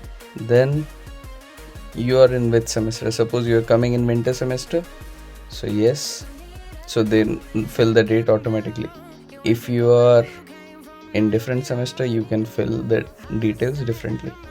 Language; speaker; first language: English; non-native, local second language; Hindi